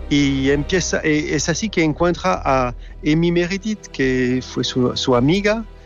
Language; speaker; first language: Spanish; non-native, fluent; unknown